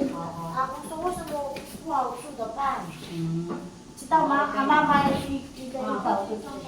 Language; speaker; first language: Chinese; non-native, learner; Filipino